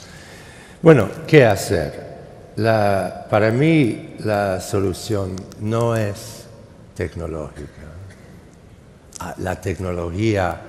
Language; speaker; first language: Spanish; non-native, fluent; English